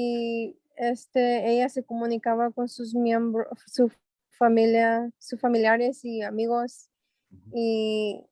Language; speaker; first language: Spanish; early bilingual, heritage; Spanish